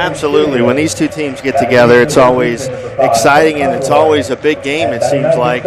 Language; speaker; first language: English; native; English